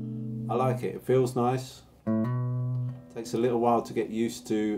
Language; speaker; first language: English; native; English